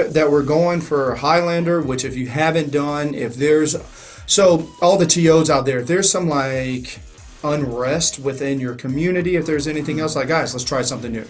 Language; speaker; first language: English; native; English